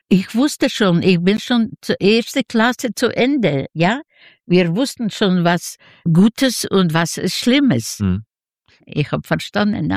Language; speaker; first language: German; non-native, learner; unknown